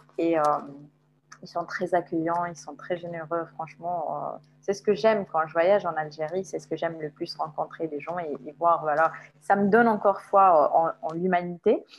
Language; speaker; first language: French; non-native, local second language; Arabic